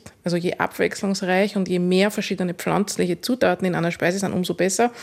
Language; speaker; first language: German; native; German